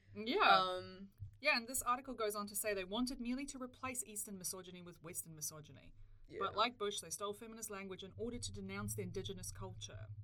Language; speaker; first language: English; native; English